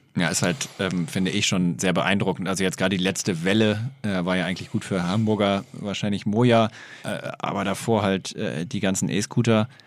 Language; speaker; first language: German; native; German